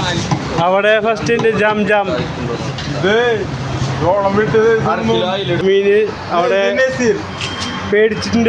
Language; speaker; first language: Malayalam; non-native, local second language; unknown